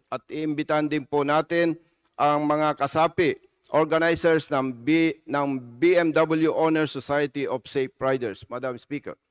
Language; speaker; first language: Filipino; native; Filipino